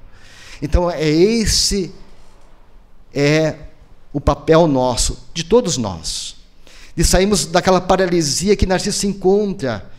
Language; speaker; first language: Portuguese; native; Portuguese